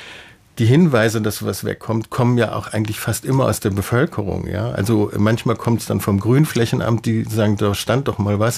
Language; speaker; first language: German; native; German